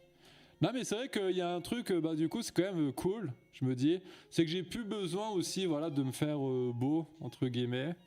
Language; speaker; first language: French; native; French